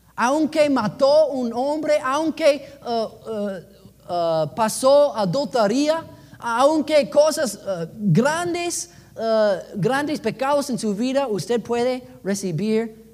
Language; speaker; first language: Spanish; non-native, learner; English